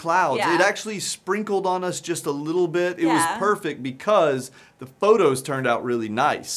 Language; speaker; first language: English; native; English